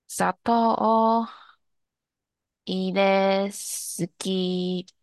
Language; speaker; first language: Japanese; non-native, learner; Chinese